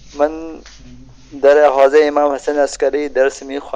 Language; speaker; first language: Persian; non-native, learner; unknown